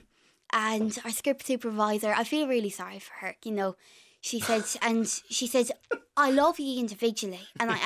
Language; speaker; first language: English; native; English